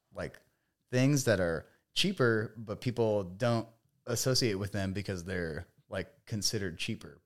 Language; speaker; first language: English; native; English